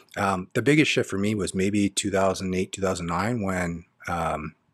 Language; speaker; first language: English; native; English